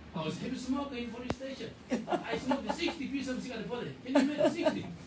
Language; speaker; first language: English; non-native, learner; Korean